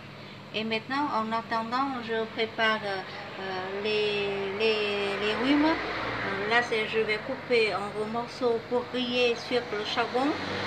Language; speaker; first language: French; non-native, fluent; Vietnamese